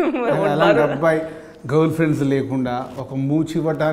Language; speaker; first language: Telugu; native; Telugu